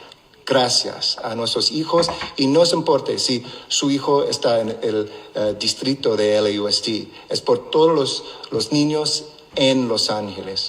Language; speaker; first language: Spanish; non-native, local second language; English